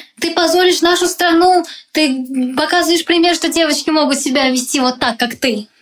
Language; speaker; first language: Russian; non-native, local second language; Tajik